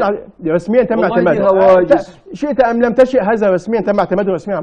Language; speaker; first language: Arabic; native; Arabic